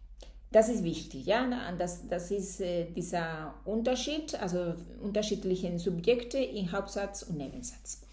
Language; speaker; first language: German; non-native, fluent; Spanish